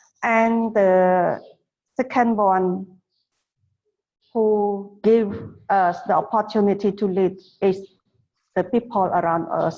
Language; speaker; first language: English; non-native, fluent; Khmer